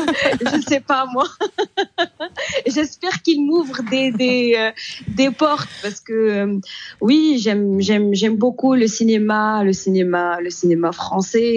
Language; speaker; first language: French; non-native, local second language; Arabic